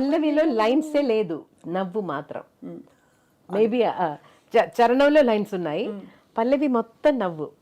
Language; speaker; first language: Telugu; non-native, local second language; Malayalam